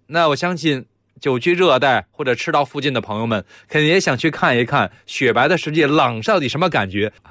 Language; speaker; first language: Chinese; native; Chinese